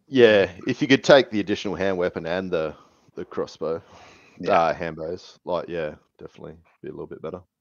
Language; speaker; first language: English; native; English